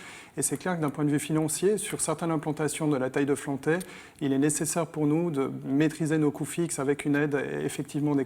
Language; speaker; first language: French; native; French